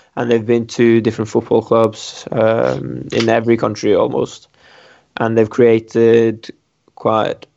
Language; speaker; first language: English; non-native, fluent; Norwegian